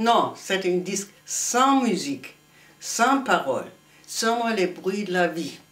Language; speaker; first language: French; non-native, fluent; German